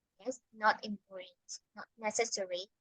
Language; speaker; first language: English; non-native, fluent; Vietnamese